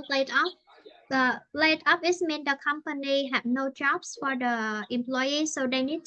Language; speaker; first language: English; non-native, fluent; Vietnamese